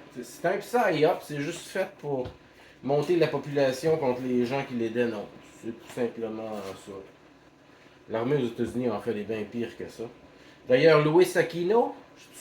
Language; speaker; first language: French; native; French